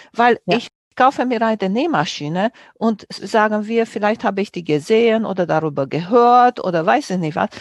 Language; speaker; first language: German; non-native, fluent; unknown